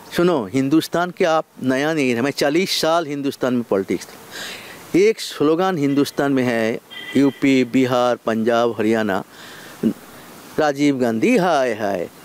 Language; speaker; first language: Hindi; non-native, local second language; Bangla